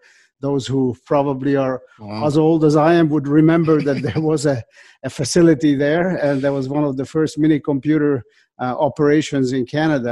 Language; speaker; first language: English; non-native, fluent; Slovak